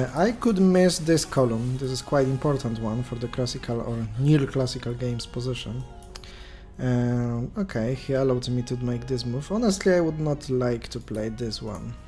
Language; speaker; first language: English; non-native, fluent; Polish